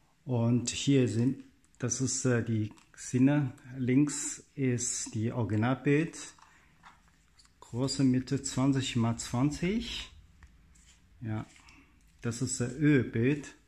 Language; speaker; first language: German; non-native, learner; Chinese